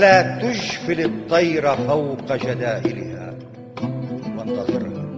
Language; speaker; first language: Arabic; native; Arabic